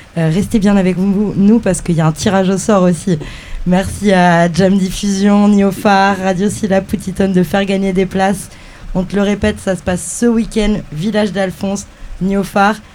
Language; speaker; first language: French; native; French